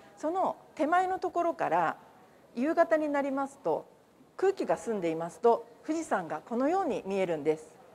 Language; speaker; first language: Japanese; native; Japanese